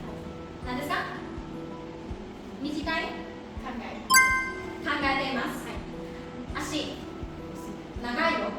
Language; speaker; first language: Japanese; non-native, fluent; Khmer